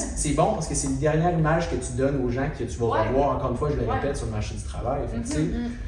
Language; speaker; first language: French; native; French